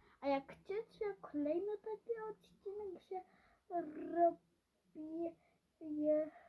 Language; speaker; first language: Polish; early bilingual, heritage; Polish